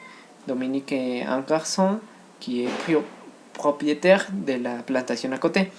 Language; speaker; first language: French; non-native, learner; Spanish